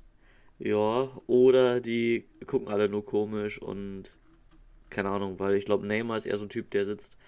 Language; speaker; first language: German; native; German